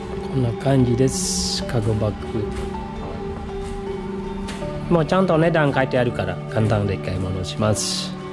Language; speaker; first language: Japanese; non-native, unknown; Balinese